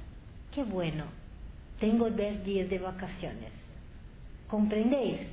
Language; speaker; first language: Spanish; non-native, fluent; Portuguese